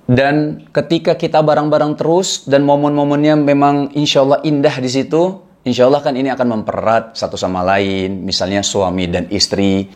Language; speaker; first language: Indonesian; native; Indonesian